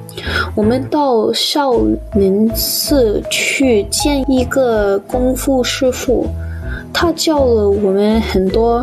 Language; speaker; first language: Chinese; non-native, learner; English